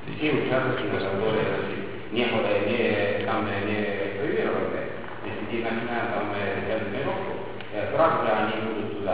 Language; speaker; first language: Russian; non-native, local second language; Estonian